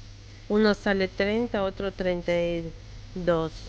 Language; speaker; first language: Spanish; non-native, fluent; Russian